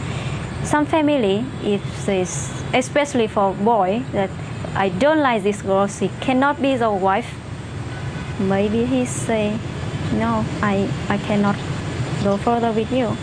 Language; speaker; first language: English; non-native, fluent; Vietnamese